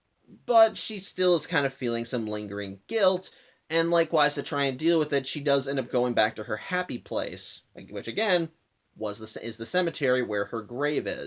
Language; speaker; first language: English; native; English